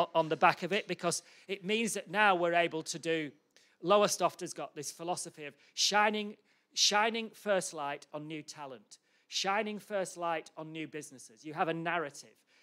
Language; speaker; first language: English; native; English